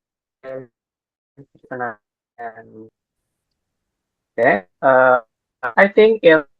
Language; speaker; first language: English; non-native, learner; Indonesian